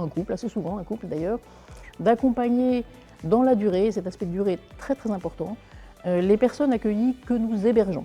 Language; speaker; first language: French; native; French